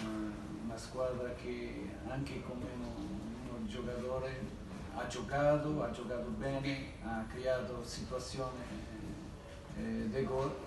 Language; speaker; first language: Italian; non-native, learner; Portuguese